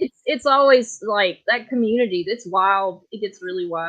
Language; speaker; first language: English; native; English